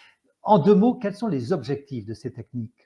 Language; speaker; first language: French; native; French